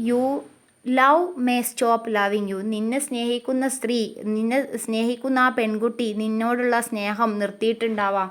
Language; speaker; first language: Malayalam; native; Malayalam